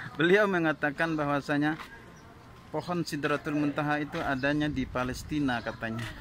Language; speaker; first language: Indonesian; non-native, local second language; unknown